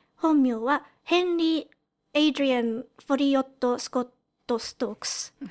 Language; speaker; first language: Japanese; early bilingual, heritage; Japanese